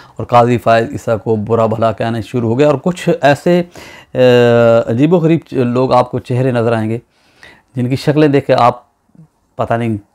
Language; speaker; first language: Urdu; native; Urdu